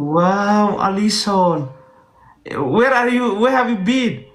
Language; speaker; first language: English; non-native, learner; Oromo